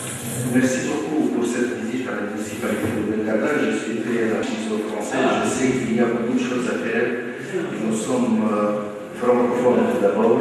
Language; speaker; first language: French; non-native, local second language; Arabic